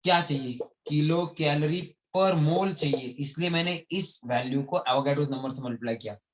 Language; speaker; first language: Hindi; non-native, local second language; Marathi